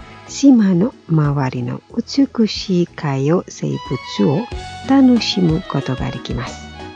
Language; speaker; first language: Japanese; non-native, fluent; Indonesian